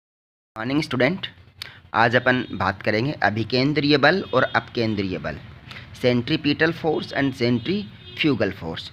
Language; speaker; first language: Hindi; native; Hindi